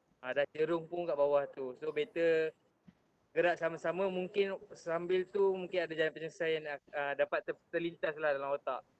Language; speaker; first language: Malay; non-native, local second language; Tamil